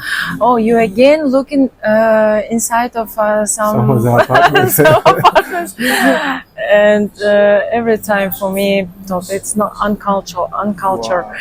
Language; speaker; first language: English; non-native, learner; Russian